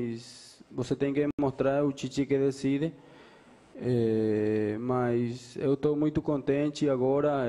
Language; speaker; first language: Portuguese; non-native, fluent; Spanish